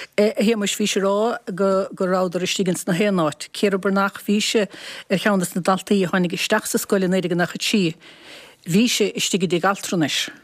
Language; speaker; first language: Irish; native; Irish